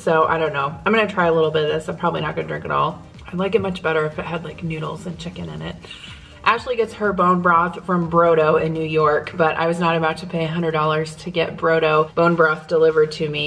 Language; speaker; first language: English; native; English